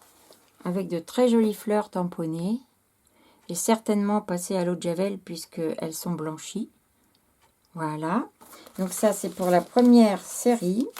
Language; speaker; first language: French; native; French